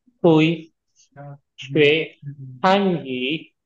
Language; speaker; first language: Chinese; non-native, learner; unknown